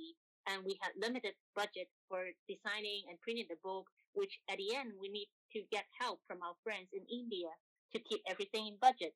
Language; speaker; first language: English; non-native, local second language; Cantonese